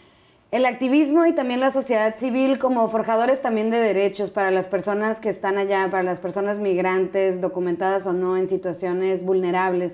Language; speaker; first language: Spanish; native; Spanish